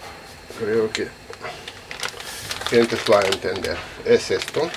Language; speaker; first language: Spanish; non-native, learner; Russian